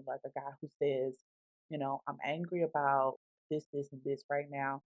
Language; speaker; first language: English; native; English